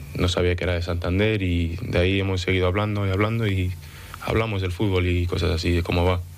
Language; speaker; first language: Spanish; early bilingual, other home language; English